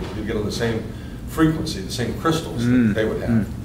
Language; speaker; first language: English; native; English